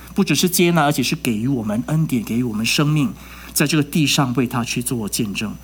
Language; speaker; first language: Chinese; non-native, local second language; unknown